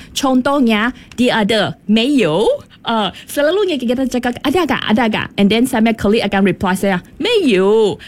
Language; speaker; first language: Malay; non-native, local second language; Chinese